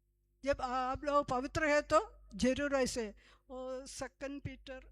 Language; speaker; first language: Hindi; non-native, local second language; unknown